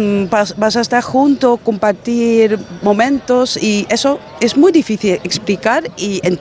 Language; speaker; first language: Spanish; non-native, fluent; Dutch